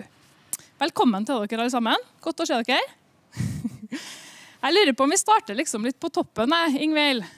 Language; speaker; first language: Norwegian; native; Norwegian